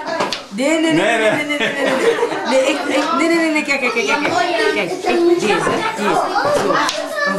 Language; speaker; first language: Dutch; non-native, local second language; French